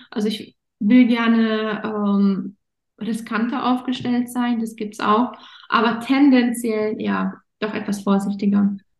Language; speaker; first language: German; early bilingual, other home language; Russian